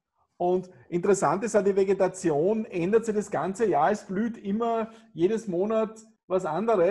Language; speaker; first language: German; native; German